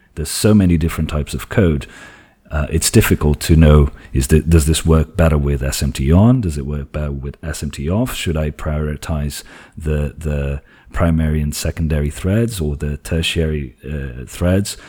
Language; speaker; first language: English; non-native, fluent; Portuguese